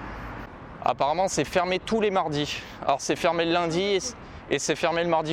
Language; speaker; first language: French; native; French